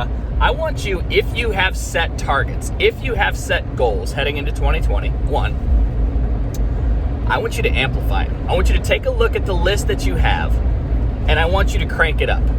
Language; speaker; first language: English; native; English